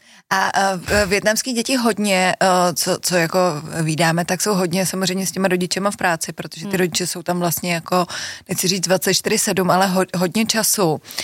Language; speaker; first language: Czech; native; Czech